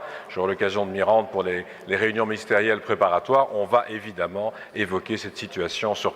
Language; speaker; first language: French; native; French